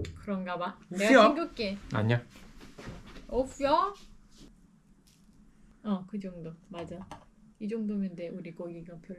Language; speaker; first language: Korean; non-native, learner; Turkish